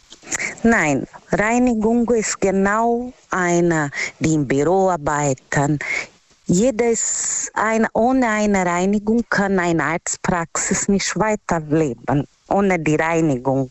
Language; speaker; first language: German; non-native, learner; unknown